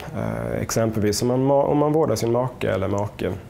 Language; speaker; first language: Swedish; native; Swedish